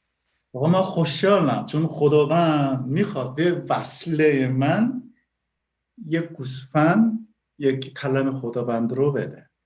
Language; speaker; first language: Persian; non-native, learner; Korean